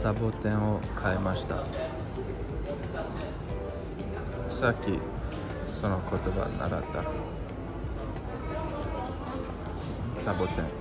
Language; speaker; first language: Japanese; non-native, learner; English